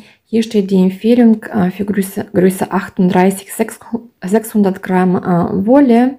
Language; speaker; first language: German; non-native, fluent; Russian